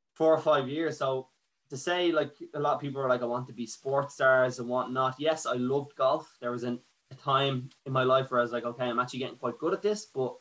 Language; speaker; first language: English; native; English